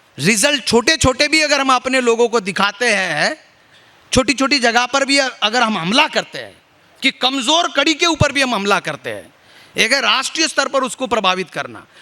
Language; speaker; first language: Hindi; non-native, local second language; Marathi